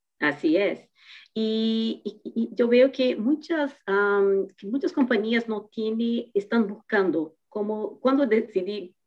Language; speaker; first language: Spanish; non-native, learner; Portuguese